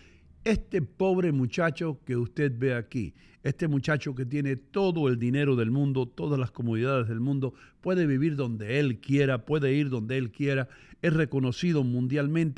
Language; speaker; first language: Spanish; native; Spanish